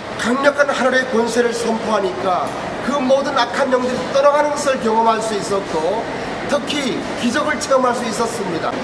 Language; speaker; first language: Korean; native; Korean